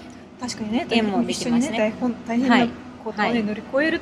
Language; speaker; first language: Japanese; non-native, fluent; Russian